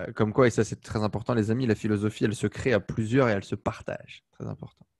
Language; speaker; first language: French; native; French